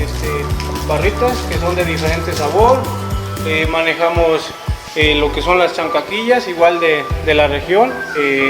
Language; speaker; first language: Spanish; native; Spanish